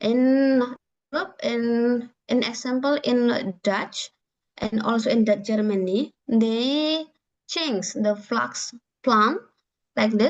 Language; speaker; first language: English; non-native, learner; Indonesian